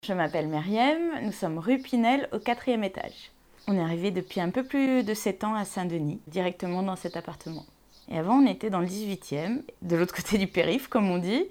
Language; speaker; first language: French; non-native, local second language; Arabic